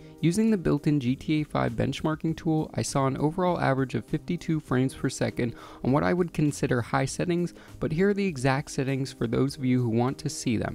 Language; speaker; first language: English; native; English